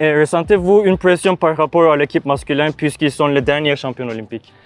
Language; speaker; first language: French; non-native, learner; Turkish